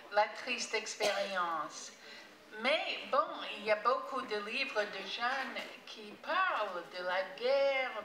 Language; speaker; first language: French; non-native, fluent; English